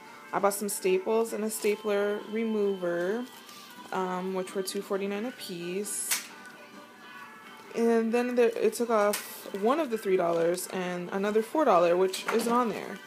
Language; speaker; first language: English; native; English